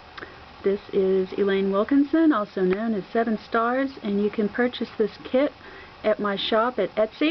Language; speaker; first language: English; native; English